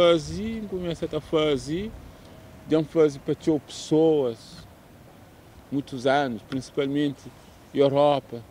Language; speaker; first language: Portuguese; non-native, local second language; Kabuverdianu